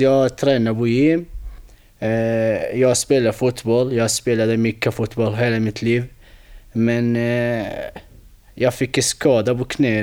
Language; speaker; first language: Swedish; non-native, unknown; Arabic